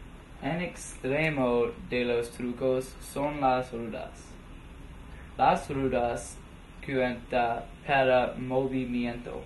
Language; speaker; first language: Spanish; non-native, learner; English